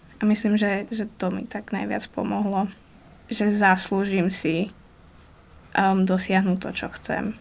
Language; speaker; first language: Slovak; native; Slovak